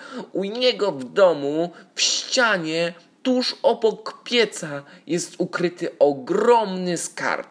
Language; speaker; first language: Polish; native; Polish